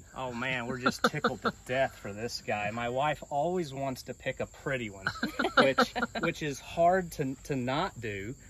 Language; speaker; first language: English; native; English